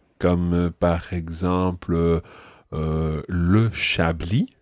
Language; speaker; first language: French; non-native, fluent; English